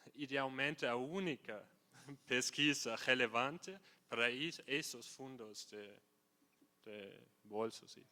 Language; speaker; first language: Portuguese; non-native, fluent; German